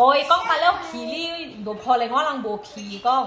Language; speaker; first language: Korean; non-native, learner; Indonesian